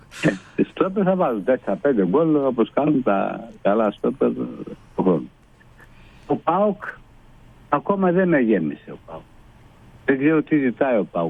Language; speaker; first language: Greek; non-native, fluent; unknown